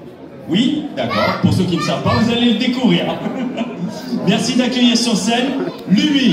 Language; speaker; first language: French; native; French